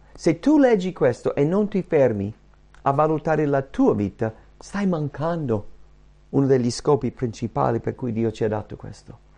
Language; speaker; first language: Italian; non-native, fluent; English